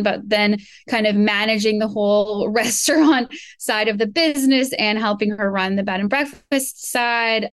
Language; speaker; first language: English; native; English